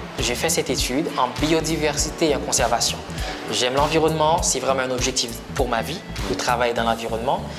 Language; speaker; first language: French; non-native, local second language; Haitian Creole